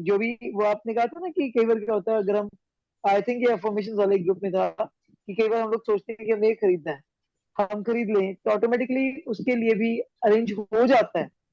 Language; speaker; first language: Hindi; native; Hindi